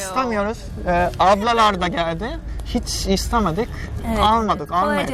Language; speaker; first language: Turkish; non-native, learner; Japanese